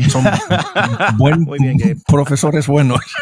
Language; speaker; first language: Spanish; non-native, fluent; English